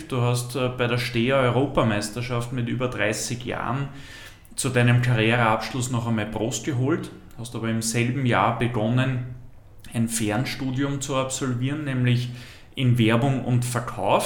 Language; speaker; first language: German; native; German